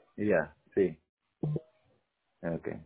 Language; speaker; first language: Spanish; non-native, learner; Haitian Creole